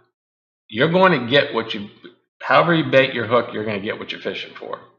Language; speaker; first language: English; native; English